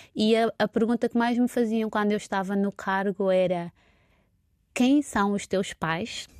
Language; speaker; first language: Portuguese; non-native, local second language; Kabuverdianu